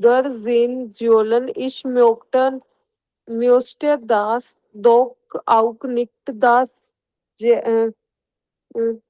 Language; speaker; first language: German; non-native, learner; Hindi